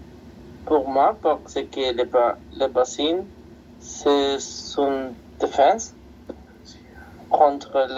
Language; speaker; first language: French; non-native, learner; Spanish